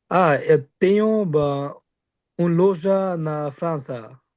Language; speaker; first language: Portuguese; non-native, learner; Bangla